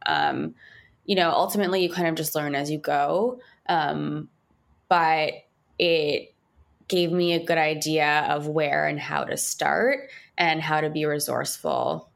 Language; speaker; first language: English; native; English